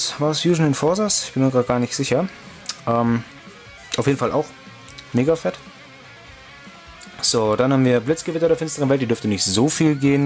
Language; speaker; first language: German; native; German